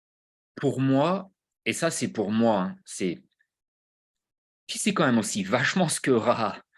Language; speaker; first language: French; native; French